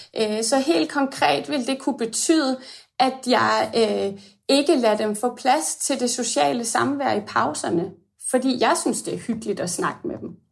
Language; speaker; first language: Danish; native; Danish